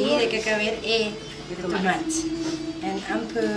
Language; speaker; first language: French; non-native, learner; Thai